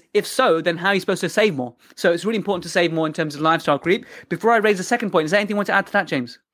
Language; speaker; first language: English; early bilingual, other home language; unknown